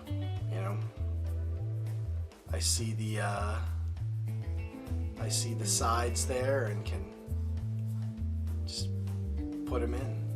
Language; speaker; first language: English; native; English